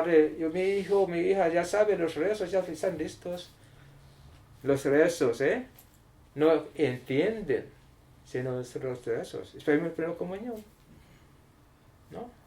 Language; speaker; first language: Spanish; non-native, learner; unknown